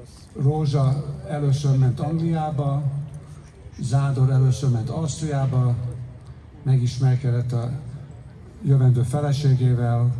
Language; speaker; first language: Hungarian; early bilingual, heritage; Hungarian